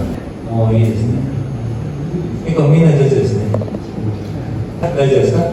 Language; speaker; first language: Japanese; non-native, learner; Indonesian